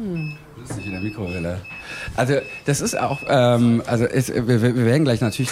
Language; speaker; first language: German; native; German